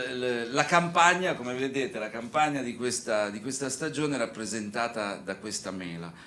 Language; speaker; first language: Italian; native; Italian